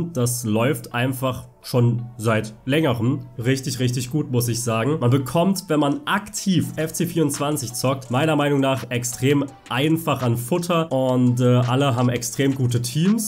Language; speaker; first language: German; native; German